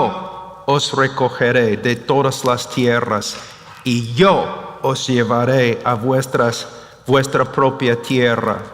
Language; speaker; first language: Spanish; non-native, fluent; English